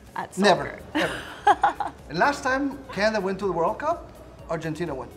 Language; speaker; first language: English; non-native, fluent; Spanish